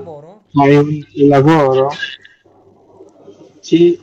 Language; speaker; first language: Italian; non-native, learner; Bangla